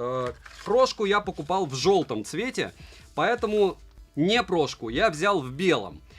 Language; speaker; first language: Russian; native; Russian